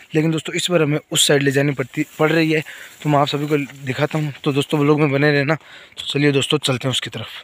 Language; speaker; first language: Hindi; non-native, local second language; Rajasthani